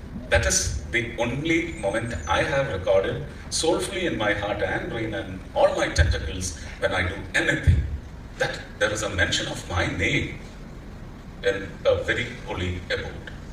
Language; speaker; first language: English; non-native, local second language; Malayalam